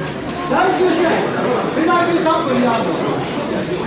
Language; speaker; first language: Japanese; native; Japanese